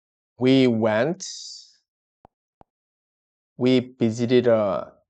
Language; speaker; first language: English; non-native, learner; Korean